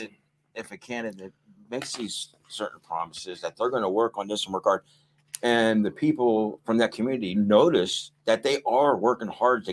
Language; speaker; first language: English; native; English